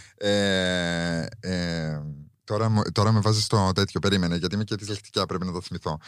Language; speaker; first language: Greek; early bilingual, heritage; Greek